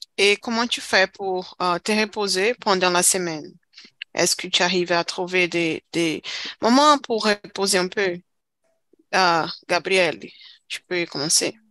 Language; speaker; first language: French; non-native, fluent; Portuguese